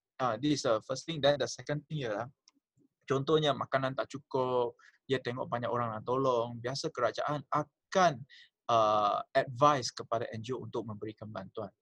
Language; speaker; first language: Malay; non-native, local second language; Chinese